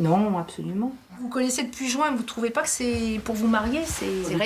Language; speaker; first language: French; native; French